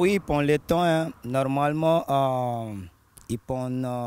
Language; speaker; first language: French; non-native, local second language; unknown